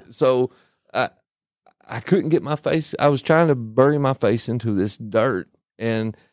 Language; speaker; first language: English; native; English